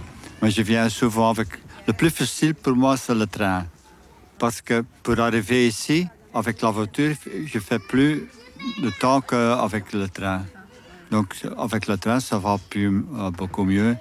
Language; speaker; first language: French; non-native, learner; Dutch